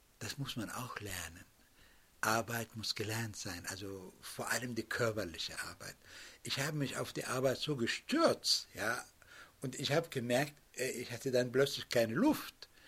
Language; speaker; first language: German; non-native, fluent; Arabic